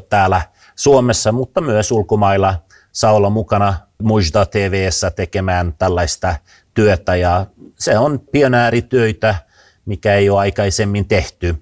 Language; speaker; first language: Finnish; early bilingual, heritage; Finnish